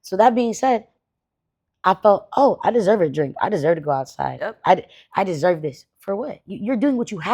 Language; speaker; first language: English; native; English